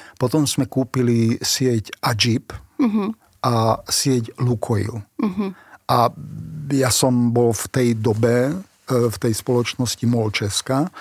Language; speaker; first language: Slovak; non-native, local second language; Hungarian